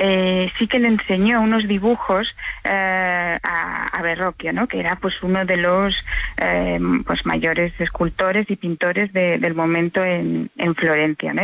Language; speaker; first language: Spanish; native; Spanish